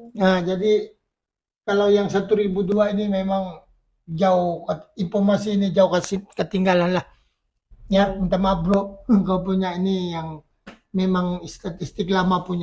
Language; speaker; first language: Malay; non-native, local second language; Filipino